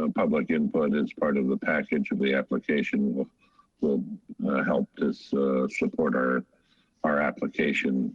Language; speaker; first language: English; native; English